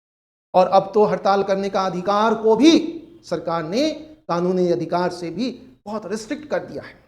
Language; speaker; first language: Hindi; native; Hindi